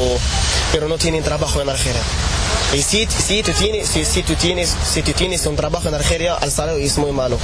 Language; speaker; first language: Spanish; non-native, learner; Arabic